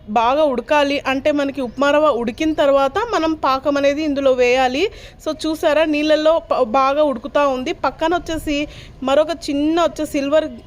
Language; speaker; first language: Telugu; non-native, local second language; Urdu